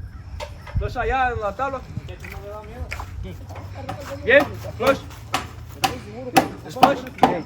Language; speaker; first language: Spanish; non-native, learner; English